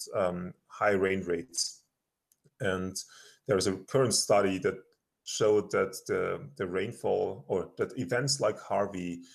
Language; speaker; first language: English; non-native, fluent; German